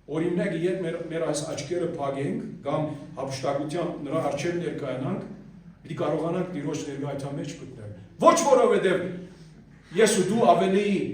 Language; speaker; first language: Armenian; early bilingual, heritage; Armenian